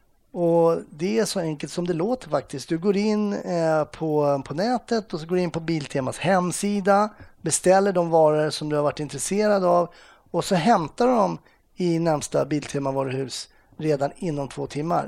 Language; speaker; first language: Swedish; native; Swedish